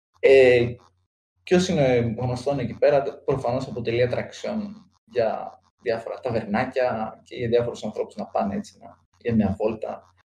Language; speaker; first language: Greek; native; Greek